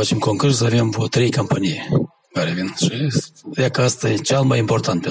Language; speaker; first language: Romanian; non-native, local second language; Gagauz